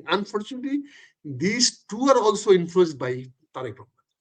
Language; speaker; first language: English; non-native, local second language; Bangla